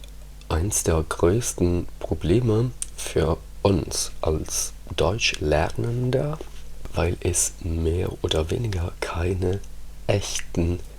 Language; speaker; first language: German; non-native, fluent; Italian